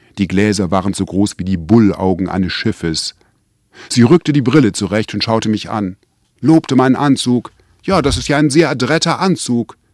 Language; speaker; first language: German; native; German